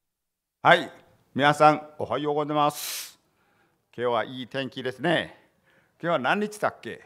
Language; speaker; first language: Japanese; non-native, fluent; Chinese